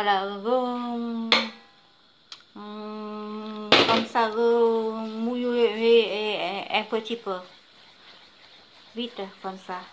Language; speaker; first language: French; non-native, learner; Vietnamese